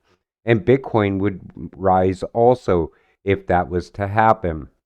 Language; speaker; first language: English; native; English